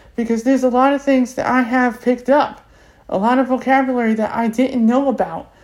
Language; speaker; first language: English; native; English